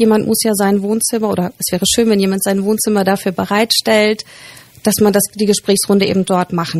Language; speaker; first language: German; native; German